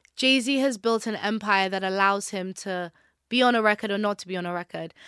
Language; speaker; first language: English; non-native, local second language; Yoruba